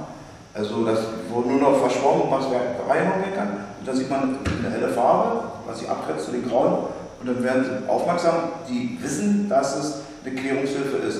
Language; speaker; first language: German; native; German